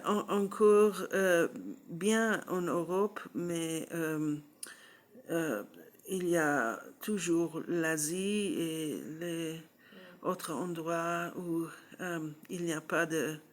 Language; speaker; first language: French; non-native, learner; English